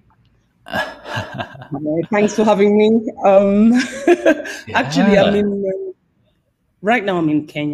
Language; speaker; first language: English; non-native, local second language; Swahili